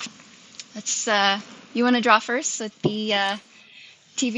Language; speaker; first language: English; native; English